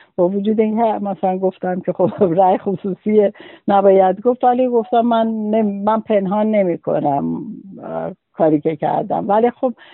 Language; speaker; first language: Persian; native; Persian